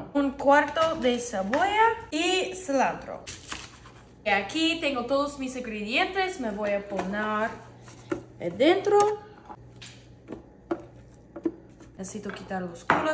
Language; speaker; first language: Spanish; non-native, learner; English